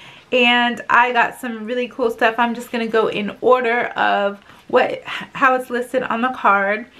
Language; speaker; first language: English; native; English